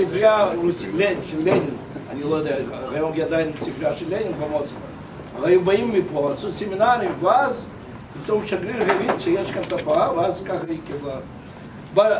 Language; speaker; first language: Hebrew; non-native, fluent; Russian